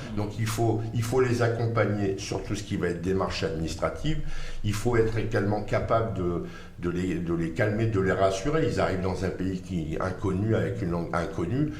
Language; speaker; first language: French; native; French